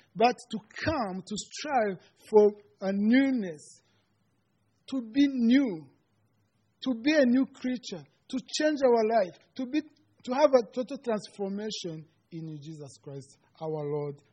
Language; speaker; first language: English; non-native, local second language; Kinyarwanda